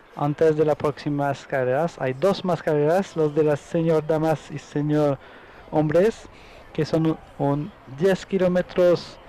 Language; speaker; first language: Spanish; non-native, learner; French